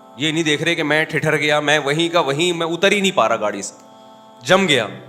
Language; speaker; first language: Urdu; native; Urdu